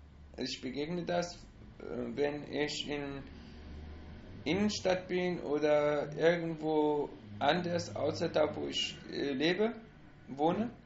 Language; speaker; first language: German; non-native, learner; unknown